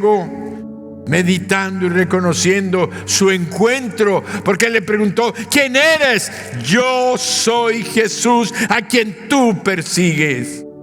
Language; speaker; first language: Spanish; native; Spanish